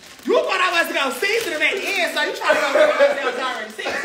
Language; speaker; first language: English; native; English